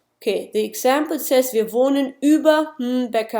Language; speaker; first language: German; non-native, fluent; English